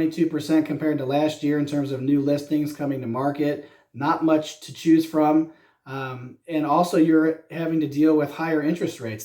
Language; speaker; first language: English; native; English